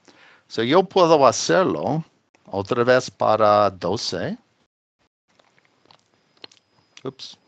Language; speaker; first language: Spanish; non-native, fluent; English